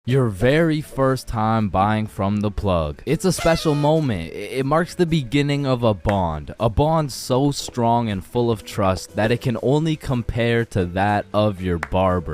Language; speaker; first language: English; native; English